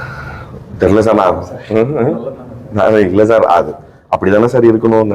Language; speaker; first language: Tamil; native; Tamil